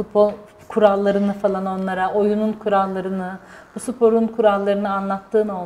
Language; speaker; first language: Turkish; native; Turkish